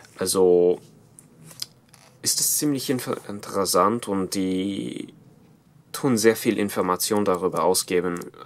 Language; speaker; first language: German; non-native, fluent; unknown